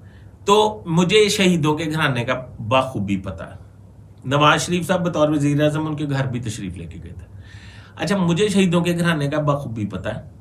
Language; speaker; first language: Urdu; native; Urdu